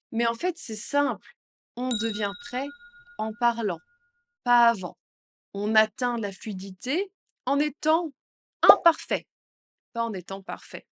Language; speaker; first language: French; native; French